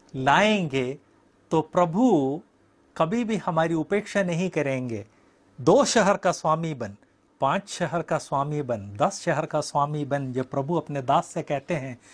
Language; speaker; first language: Hindi; native; Hindi